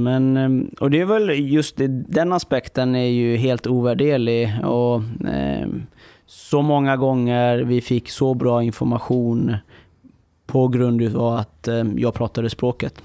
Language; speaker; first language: Swedish; early bilingual, other home language; Persian